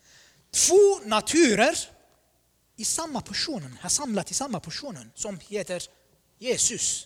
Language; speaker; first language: Swedish; non-native, fluent; Armenian